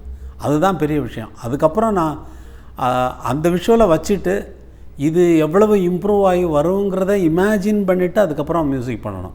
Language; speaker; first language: Tamil; native; Tamil